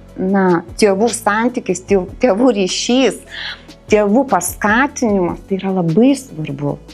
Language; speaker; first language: Lithuanian; native; Lithuanian